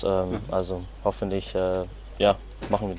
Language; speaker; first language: German; non-native, learner; English